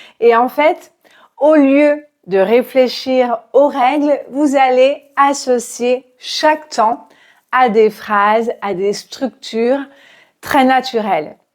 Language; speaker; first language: French; native; French